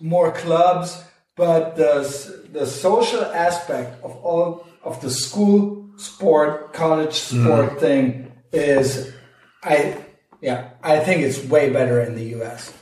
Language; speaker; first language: English; non-native, fluent; German